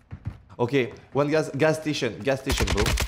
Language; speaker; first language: English; non-native, learner; French